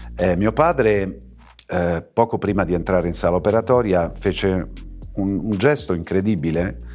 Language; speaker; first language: Italian; native; Italian